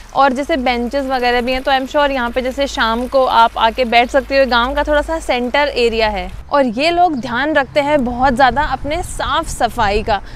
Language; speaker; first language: Hindi; native; Hindi